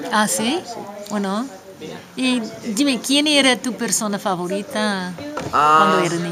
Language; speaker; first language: Spanish; non-native, fluent; English